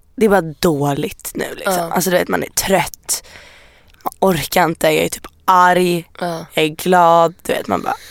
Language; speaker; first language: Swedish; early bilingual, other home language; Persian